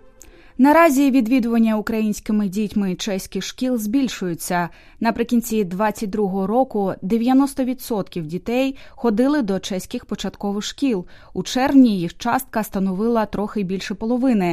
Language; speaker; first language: Ukrainian; native; Ukrainian